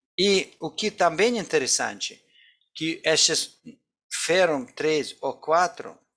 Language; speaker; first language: Portuguese; non-native, fluent; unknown